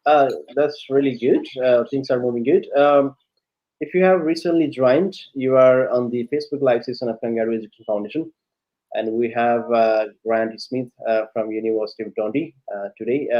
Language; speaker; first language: English; non-native, local second language; Nepali